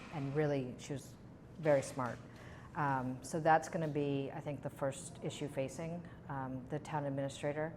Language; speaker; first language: English; native; English